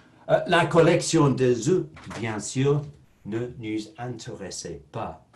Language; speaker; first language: French; non-native, fluent; English